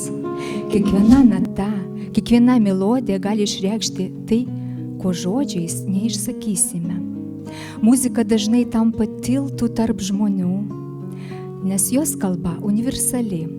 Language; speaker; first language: Lithuanian; native; Lithuanian